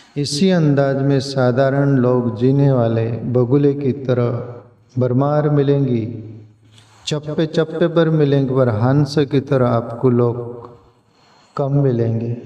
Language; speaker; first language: Hindi; native; Hindi